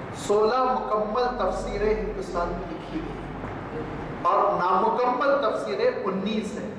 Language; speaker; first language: Urdu; native; Urdu